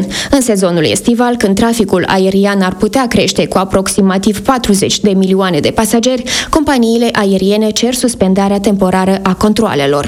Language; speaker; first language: Romanian; native; Romanian